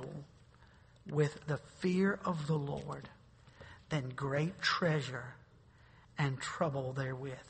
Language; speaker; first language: English; native; English